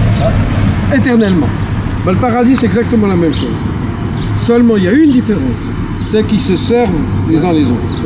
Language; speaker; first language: French; native; French